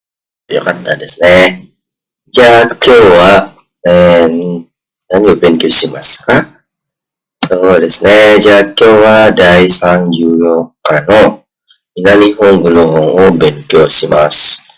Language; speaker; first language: Japanese; non-native, fluent; Indonesian